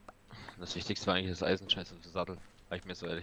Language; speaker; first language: German; native; German